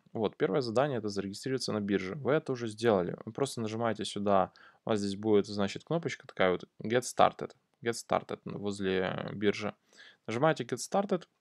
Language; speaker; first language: Russian; native; Russian